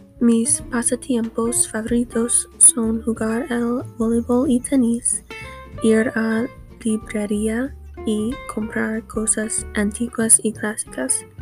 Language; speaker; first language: Spanish; non-native, learner; English